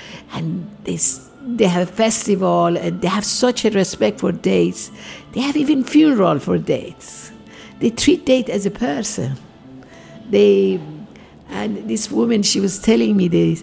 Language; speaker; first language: English; non-native, fluent; Persian